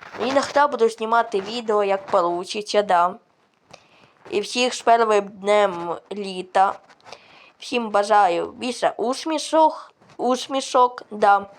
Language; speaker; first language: Ukrainian; non-native, local second language; Russian